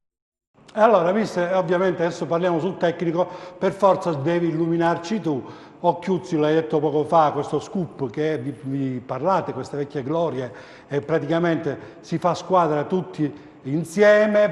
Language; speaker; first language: Italian; native; Italian